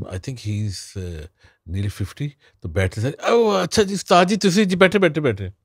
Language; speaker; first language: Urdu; non-native, local second language; Punjabi